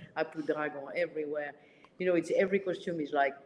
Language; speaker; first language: English; early bilingual, other home language; Arabic